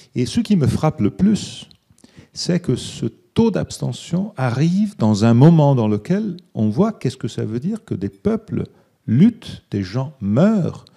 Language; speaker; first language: French; early bilingual, other home language; Italian